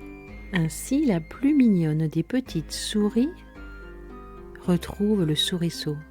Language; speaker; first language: French; native; French